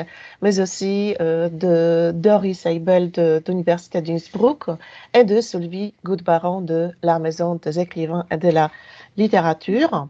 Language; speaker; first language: French; non-native, fluent; Polish